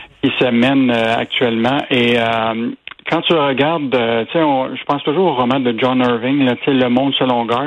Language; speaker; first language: French; native; French